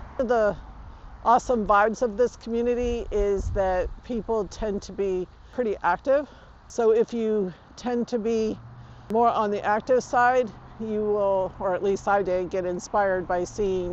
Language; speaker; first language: English; native; English